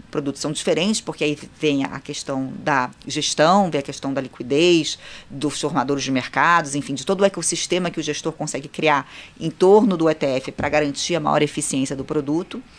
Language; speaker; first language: Portuguese; native; Portuguese